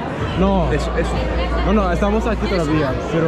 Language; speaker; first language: Spanish; non-native, learner; Swahili